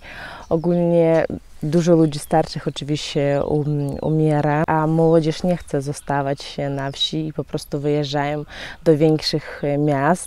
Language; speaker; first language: Polish; non-native, fluent; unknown